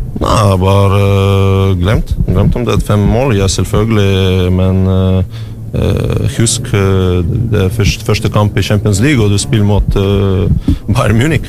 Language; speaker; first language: Norwegian; non-native, learner; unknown